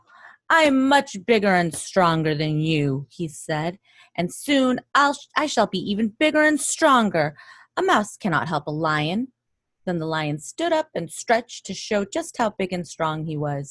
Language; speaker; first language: English; native; English